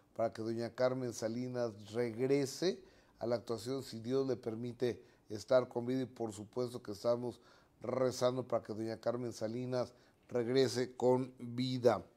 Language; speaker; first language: Spanish; native; Spanish